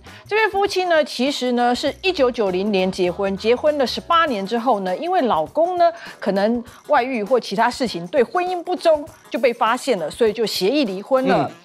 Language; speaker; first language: Chinese; native; Chinese